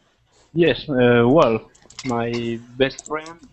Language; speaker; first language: English; non-native, learner; Arabic